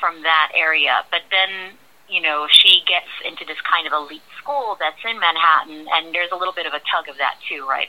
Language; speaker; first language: English; native; English